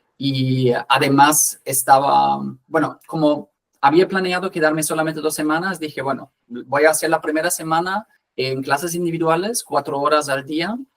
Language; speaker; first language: Spanish; non-native, fluent; German